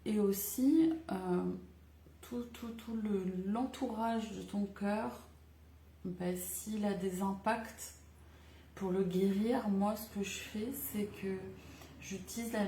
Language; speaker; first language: French; native; French